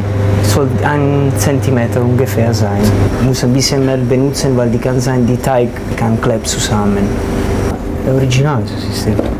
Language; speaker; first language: German; non-native, learner; Italian